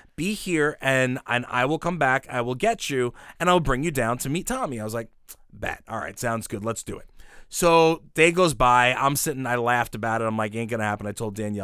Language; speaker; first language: English; native; English